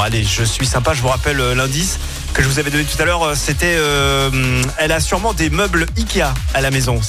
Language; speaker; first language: French; native; French